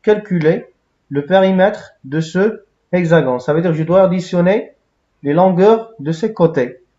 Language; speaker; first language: French; non-native, local second language; Arabic